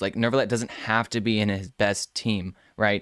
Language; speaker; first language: English; native; English